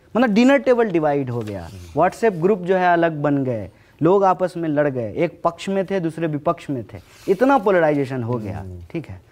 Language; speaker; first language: Hindi; native; Hindi